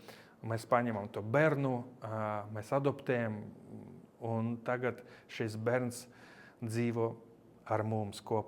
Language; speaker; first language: Latvian; non-native, local second language; Russian